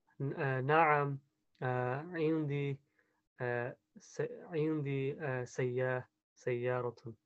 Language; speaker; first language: Arabic; non-native, learner; English